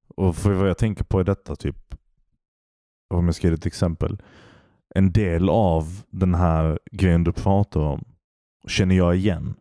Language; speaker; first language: Swedish; early bilingual, other home language; Turkish